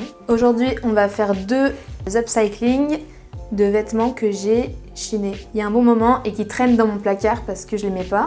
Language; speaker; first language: French; native; French